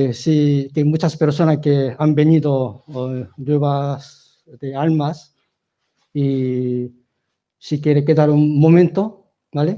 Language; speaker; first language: Spanish; non-native, learner; Korean